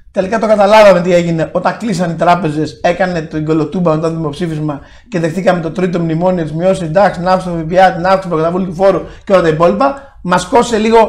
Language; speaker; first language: Greek; native; Greek